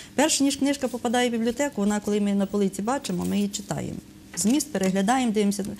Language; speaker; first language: Ukrainian; native; Ukrainian